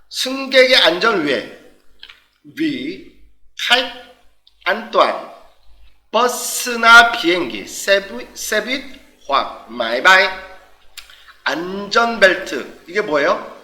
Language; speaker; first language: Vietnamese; non-native, fluent; Korean